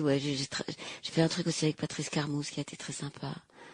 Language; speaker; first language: French; native; French